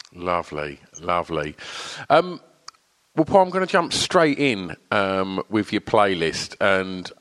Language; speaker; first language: English; native; English